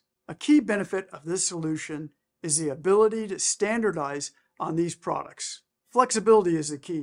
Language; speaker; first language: English; native; English